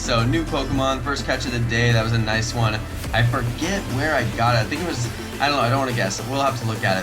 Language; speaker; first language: English; native; English